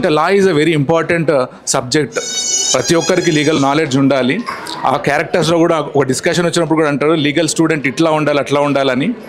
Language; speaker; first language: Telugu; native; Telugu